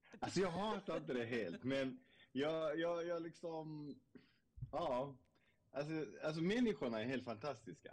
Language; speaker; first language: Swedish; early bilingual, other home language; Spanish